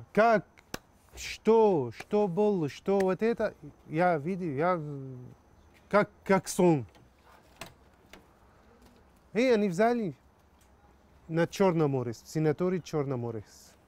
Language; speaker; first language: Russian; non-native, learner; Arabic